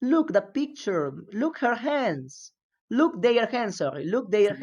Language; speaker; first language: English; non-native, fluent; Spanish